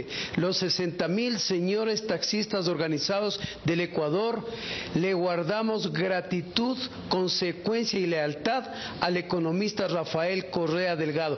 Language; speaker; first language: Spanish; native; Spanish